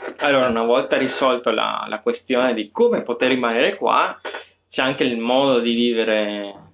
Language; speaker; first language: Italian; native; Italian